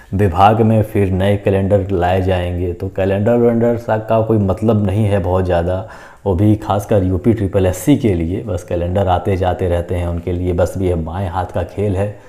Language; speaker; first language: Hindi; native; Hindi